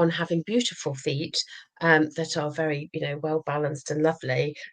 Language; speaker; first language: English; native; English